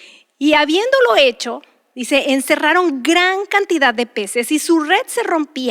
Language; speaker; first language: Spanish; native; Spanish